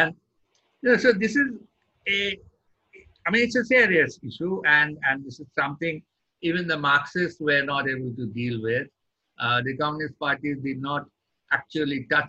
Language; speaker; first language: English; non-native, local second language; Bangla